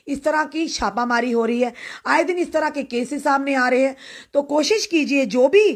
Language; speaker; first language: Hindi; native; Hindi